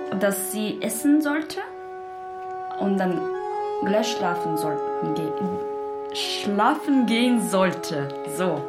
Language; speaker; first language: German; non-native, learner; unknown